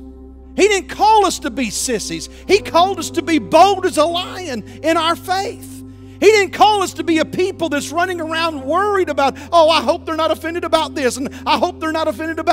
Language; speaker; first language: English; native; English